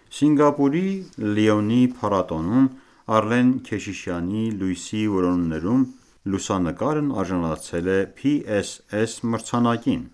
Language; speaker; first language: Armenian; native; Armenian